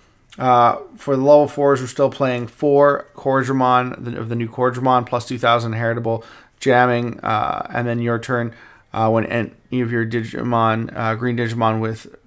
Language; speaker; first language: English; native; English